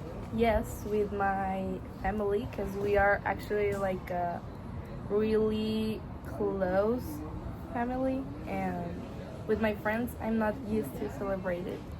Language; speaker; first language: English; non-native, learner; Spanish